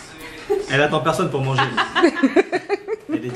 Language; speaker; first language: French; early bilingual, other home language; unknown